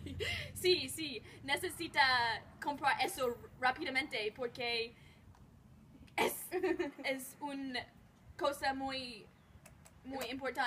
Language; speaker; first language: Spanish; non-native, learner; English